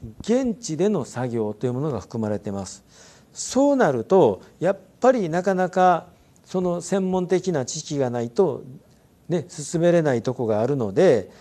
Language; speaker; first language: Japanese; native; Japanese